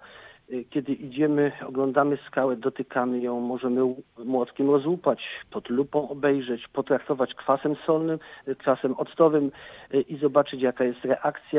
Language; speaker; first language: Polish; native; Polish